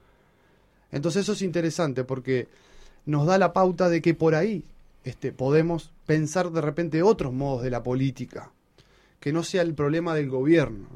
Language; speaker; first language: Spanish; native; Spanish